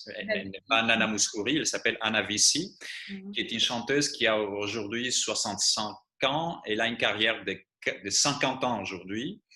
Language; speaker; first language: French; non-native, fluent; Greek